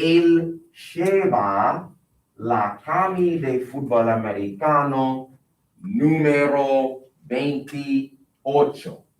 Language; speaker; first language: Spanish; non-native, fluent; English